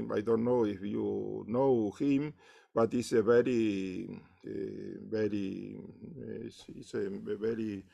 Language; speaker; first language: English; non-native, learner; Spanish